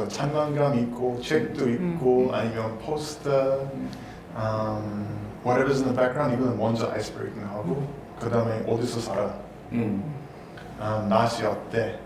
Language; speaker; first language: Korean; non-native, learner; English